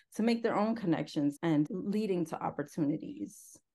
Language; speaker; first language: English; native; English